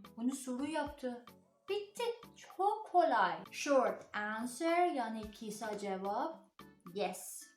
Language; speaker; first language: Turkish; non-native, learner; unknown